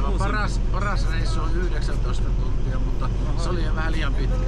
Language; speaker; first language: Finnish; native; Finnish